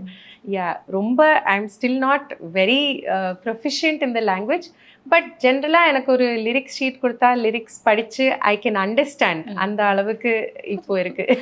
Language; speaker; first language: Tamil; non-native, fluent; Malayalam